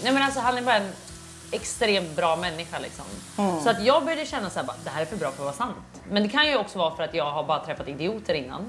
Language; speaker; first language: Swedish; native; Swedish